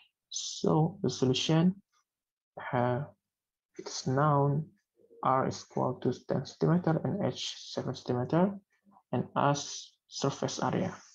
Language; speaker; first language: English; non-native, learner; Indonesian